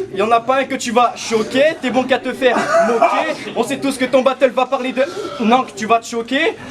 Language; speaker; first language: French; native; French